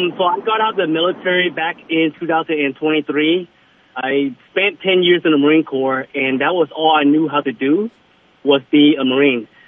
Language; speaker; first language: English; early bilingual, other home language; Vietnamese